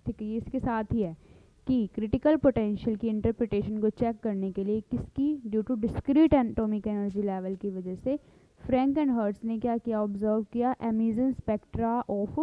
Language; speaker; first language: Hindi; native; Hindi